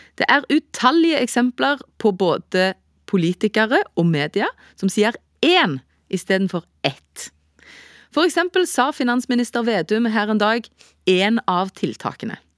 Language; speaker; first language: Norwegian; native; Norwegian